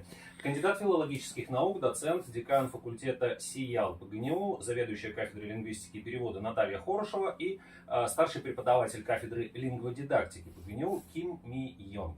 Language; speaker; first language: Russian; native; Russian